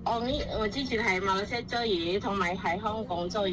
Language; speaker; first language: Cantonese; non-native, learner; Indonesian